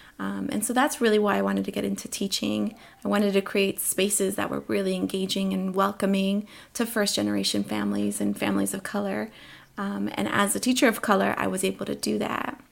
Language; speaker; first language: English; early bilingual, other home language; Spanish